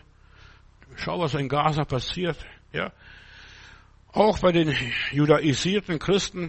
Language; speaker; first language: German; native; German